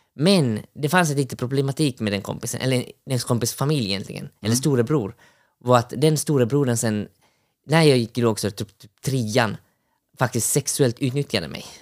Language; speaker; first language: Swedish; early bilingual, other home language; Finnish